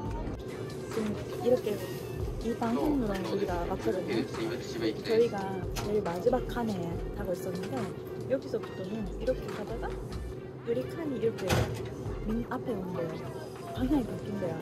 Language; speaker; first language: Korean; non-native, fluent; Japanese